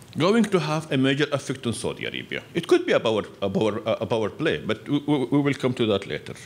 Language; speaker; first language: English; non-native, fluent; Arabic